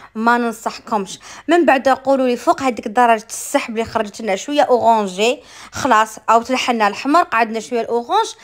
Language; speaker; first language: Arabic; native; Arabic